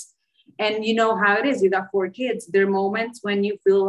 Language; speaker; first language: English; non-native, fluent; Slovenian